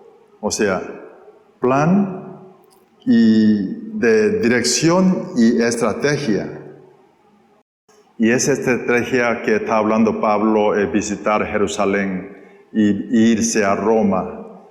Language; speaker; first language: Spanish; non-native, fluent; Korean